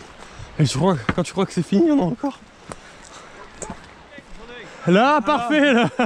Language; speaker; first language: French; native; French